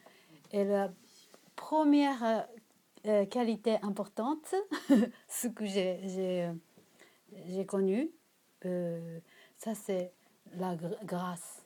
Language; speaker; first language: French; non-native, learner; Japanese